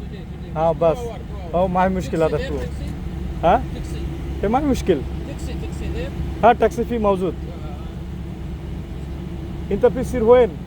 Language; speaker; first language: Arabic; non-native, learner; Bangla